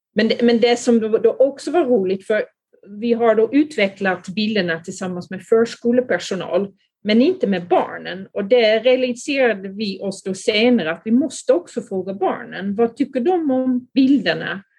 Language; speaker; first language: Swedish; non-native, fluent; Dutch